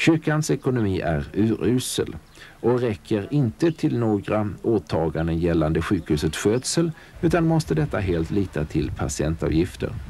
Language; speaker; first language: Swedish; native; Swedish